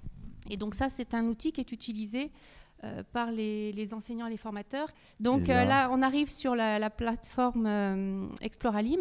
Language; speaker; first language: French; native; French